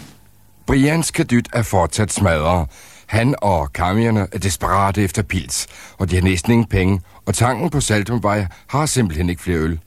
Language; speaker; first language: Danish; native; Danish